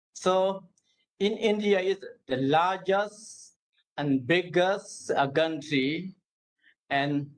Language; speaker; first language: English; non-native, learner; Burmese